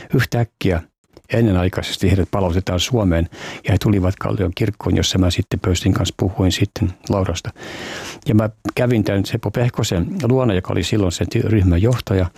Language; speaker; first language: Finnish; native; Finnish